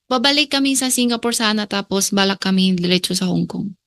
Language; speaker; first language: Filipino; non-native, learner; Chinese